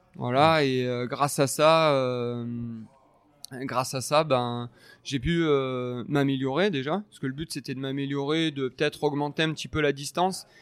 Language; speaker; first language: French; native; French